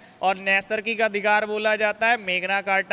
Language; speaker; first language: Hindi; native; Hindi